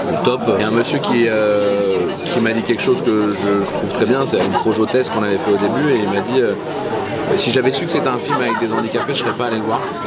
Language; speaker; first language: French; native; French